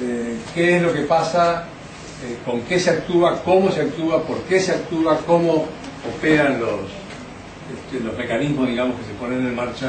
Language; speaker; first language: Spanish; native; Spanish